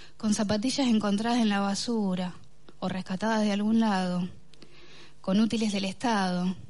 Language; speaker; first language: Spanish; native; Spanish